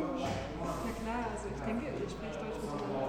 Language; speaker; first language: German; native; German